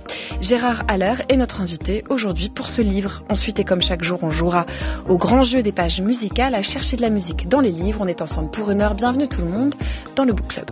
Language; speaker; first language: French; native; French